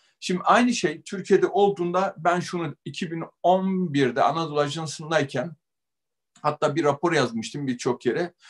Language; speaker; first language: Turkish; native; Turkish